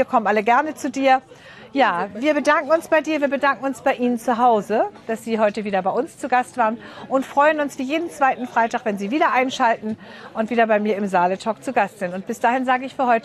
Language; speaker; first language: German; native; German